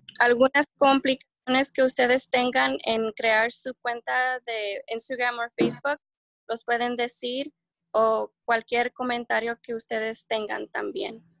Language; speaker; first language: Spanish; early bilingual, heritage; Spanish